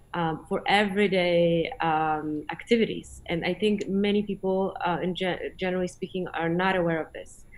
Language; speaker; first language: English; non-native, fluent; Polish